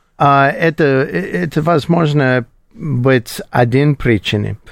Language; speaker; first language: Russian; non-native, learner; English